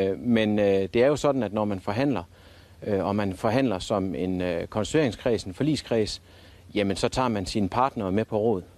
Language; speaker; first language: Danish; native; Danish